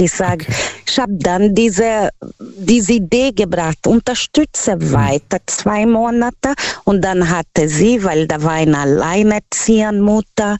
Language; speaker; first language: German; non-native, learner; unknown